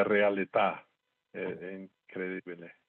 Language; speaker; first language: Italian; non-native, learner; English